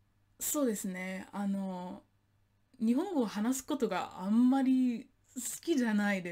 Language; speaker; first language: Japanese; non-native, fluent; English